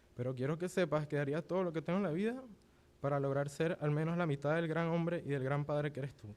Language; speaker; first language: Spanish; early bilingual, other home language; English